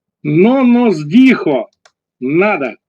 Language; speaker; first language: Spanish; non-native, learner; Russian